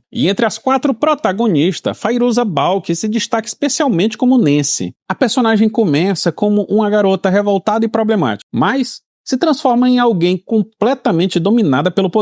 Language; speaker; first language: Portuguese; native; Portuguese